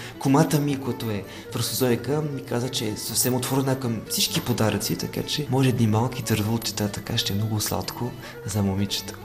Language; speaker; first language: Bulgarian; non-native, fluent; French